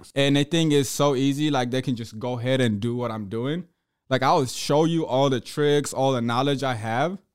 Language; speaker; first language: English; early bilingual, other home language; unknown